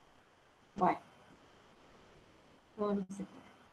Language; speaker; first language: Spanish; native; Spanish